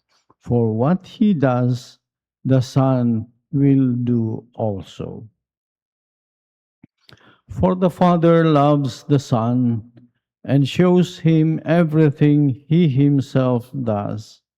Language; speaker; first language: English; non-native, local second language; Filipino